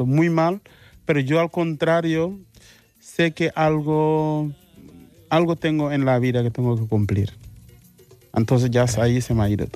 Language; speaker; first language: Spanish; non-native, fluent; Mandingo